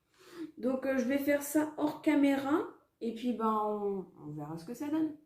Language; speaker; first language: French; native; French